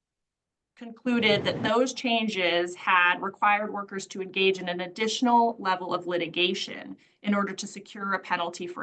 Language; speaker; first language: English; native; English